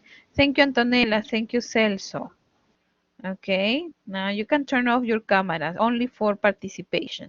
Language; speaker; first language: English; non-native, fluent; Spanish